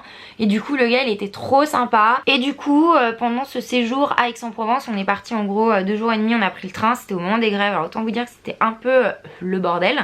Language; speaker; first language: French; native; French